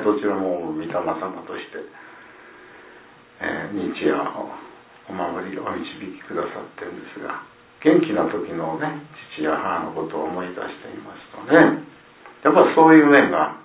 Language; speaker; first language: Japanese; native; Japanese